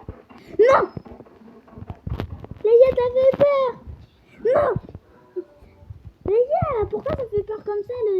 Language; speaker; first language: French; native; French